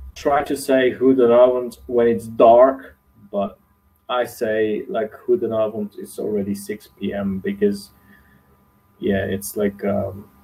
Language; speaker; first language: English; non-native, fluent; Dutch